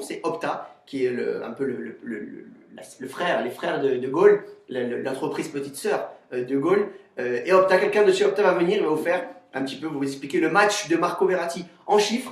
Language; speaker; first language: French; native; French